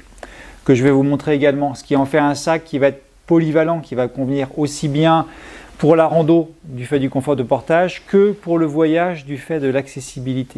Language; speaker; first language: French; native; French